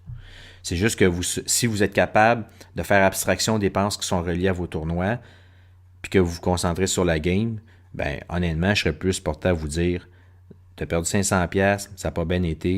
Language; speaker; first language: French; native; French